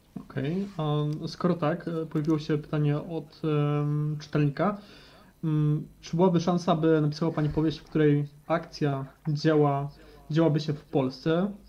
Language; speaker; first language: Polish; native; Polish